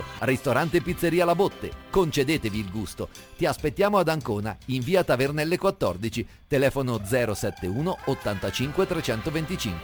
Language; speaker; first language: Italian; native; Italian